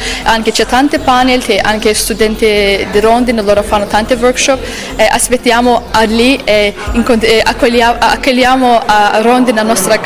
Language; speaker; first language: Italian; non-native, learner; Azerbaijani